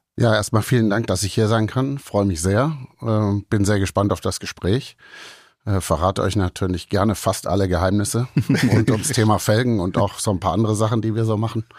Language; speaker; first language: German; native; German